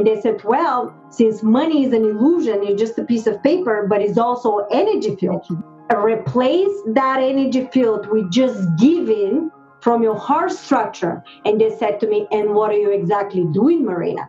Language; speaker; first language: English; non-native, fluent; Bulgarian